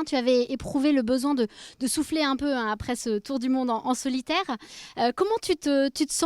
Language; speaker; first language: French; native; French